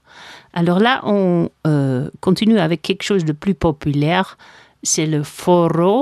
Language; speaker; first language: French; non-native, fluent; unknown